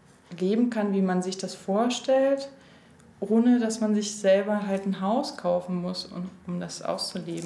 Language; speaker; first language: German; native; German